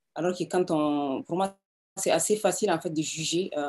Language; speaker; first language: French; non-native, local second language; Hausa